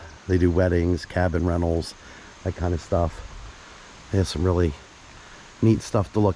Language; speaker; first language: English; native; English